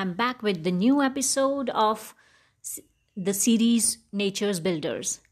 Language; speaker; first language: English; non-native, local second language; Dogri